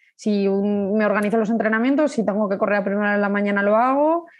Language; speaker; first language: Spanish; native; Spanish